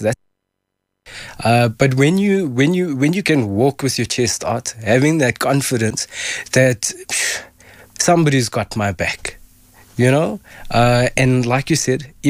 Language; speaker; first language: English; native; English